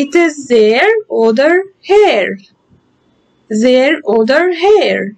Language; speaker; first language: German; non-native, fluent; Arabic